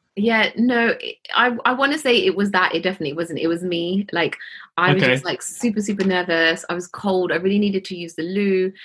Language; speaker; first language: English; native; English